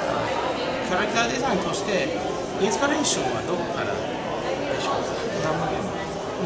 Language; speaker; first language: Japanese; non-native, fluent; English